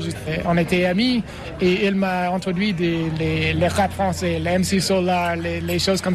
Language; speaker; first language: French; non-native, learner; English